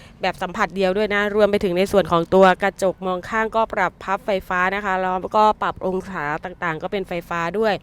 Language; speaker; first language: Thai; native; Thai